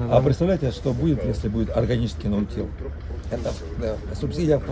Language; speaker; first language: Russian; native; Russian